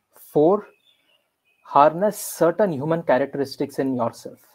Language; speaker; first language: English; non-native, local second language; Marathi